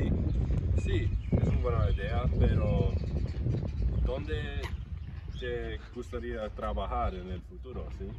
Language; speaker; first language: Spanish; non-native, learner; English